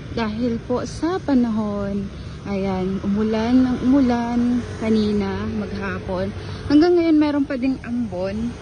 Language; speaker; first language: Filipino; non-native, local second language; Bikol